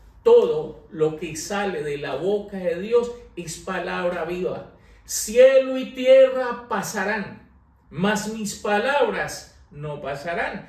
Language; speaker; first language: Spanish; native; Spanish